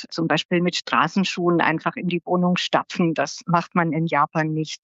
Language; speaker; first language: German; native; German